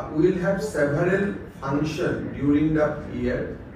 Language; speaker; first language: English; non-native, local second language; Assamese